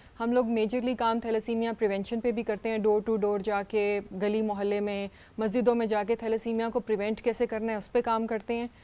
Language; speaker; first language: Urdu; native; Urdu